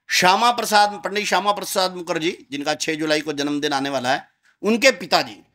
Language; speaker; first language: Hindi; native; Hindi